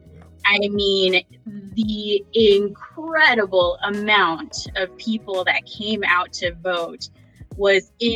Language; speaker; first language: English; native; English